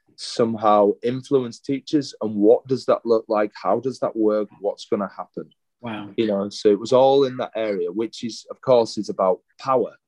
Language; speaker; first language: English; native; English